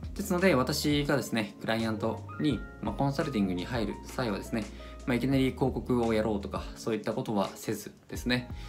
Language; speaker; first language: Japanese; native; Japanese